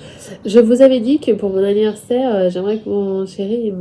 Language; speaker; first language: French; native; French